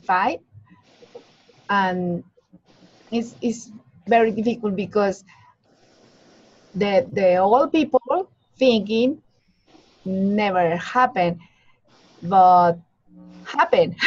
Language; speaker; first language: English; non-native, learner; Spanish